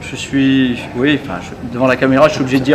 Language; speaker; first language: French; native; French